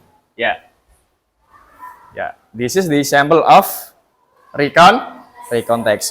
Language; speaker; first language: English; non-native, fluent; Indonesian